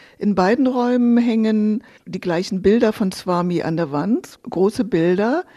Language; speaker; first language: German; native; German